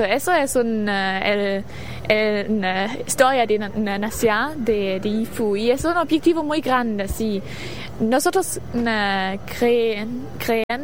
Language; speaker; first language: Spanish; non-native, learner; German